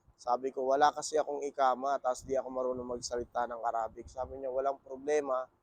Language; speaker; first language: Filipino; native; Filipino